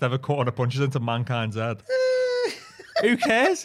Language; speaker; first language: English; native; English